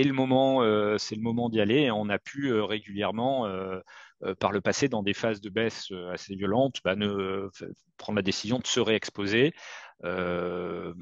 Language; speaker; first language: French; native; French